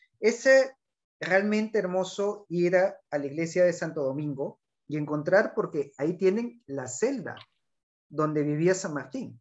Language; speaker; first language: Spanish; native; Spanish